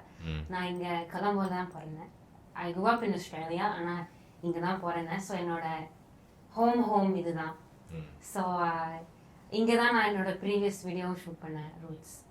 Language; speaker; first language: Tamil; early bilingual, heritage; Tamil